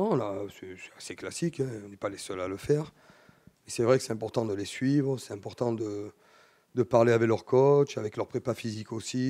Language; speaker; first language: French; native; French